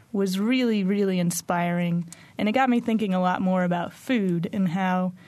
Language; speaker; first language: English; native; English